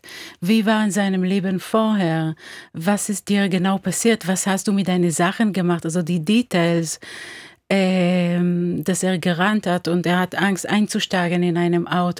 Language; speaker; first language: German; non-native, fluent; Hebrew